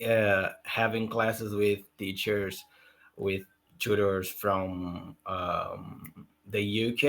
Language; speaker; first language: English; non-native, learner; Portuguese